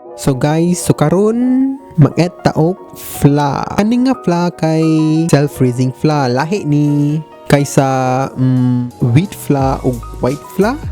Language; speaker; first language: Cebuano; non-native, learner; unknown